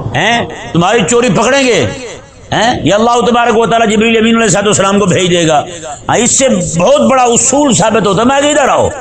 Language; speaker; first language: Urdu; non-native, local second language; Punjabi